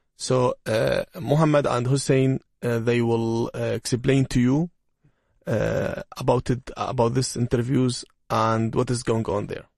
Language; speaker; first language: English; non-native, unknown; Arabic